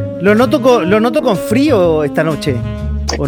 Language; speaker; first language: Spanish; native; Spanish